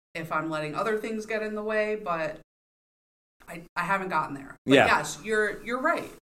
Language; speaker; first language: English; native; English